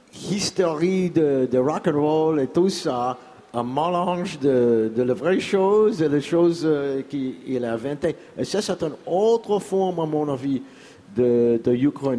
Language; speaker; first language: French; non-native, learner; English